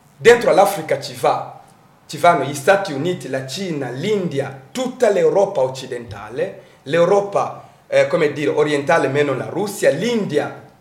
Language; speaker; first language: Italian; non-native, fluent; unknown